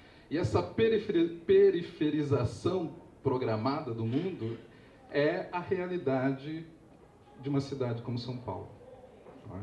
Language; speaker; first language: Portuguese; native; Portuguese